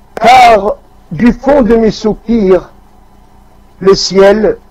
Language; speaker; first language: French; non-native, local second language; Arabic